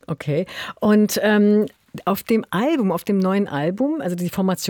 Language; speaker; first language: German; native; German